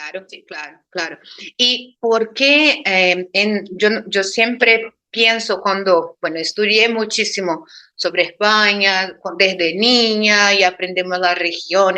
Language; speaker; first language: Spanish; non-native, fluent; Portuguese